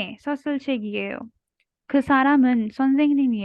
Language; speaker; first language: Korean; non-native, learner; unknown